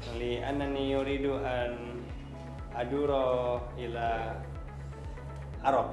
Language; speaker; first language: Arabic; non-native, learner; Indonesian